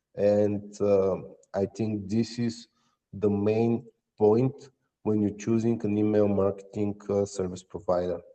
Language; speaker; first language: English; non-native, fluent; Bulgarian